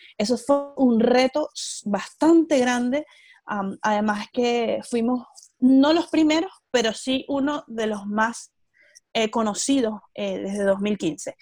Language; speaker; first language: Spanish; native; Spanish